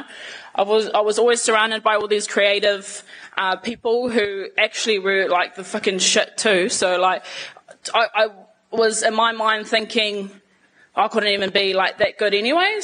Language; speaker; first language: English; native; English